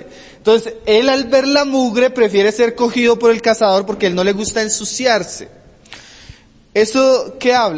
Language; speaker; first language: Spanish; native; Spanish